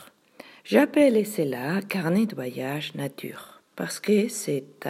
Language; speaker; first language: French; non-native, fluent; Spanish